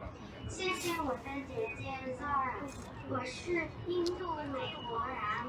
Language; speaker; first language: Chinese; non-native, learner; English